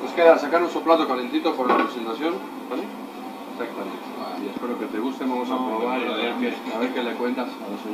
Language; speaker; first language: Spanish; native; Spanish